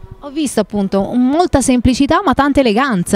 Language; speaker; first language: Italian; native; Italian